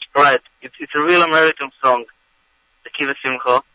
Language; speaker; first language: English; non-native, fluent; Hebrew